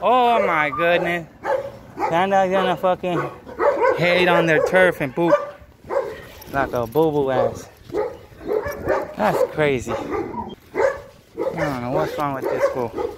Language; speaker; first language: English; early bilingual, other home language; Spanish